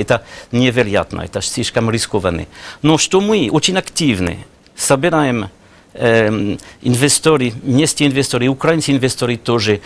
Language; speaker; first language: Russian; non-native, learner; French